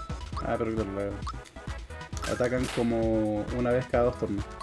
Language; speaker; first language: Spanish; native; Spanish